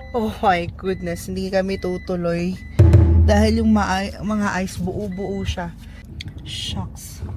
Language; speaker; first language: Filipino; native; Filipino